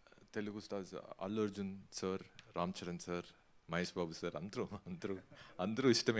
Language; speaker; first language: Telugu; non-native, learner; Tamil